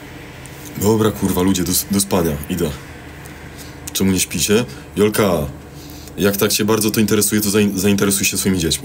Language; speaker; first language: Polish; native; Polish